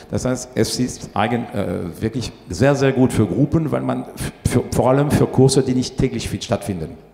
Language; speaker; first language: German; non-native, fluent; French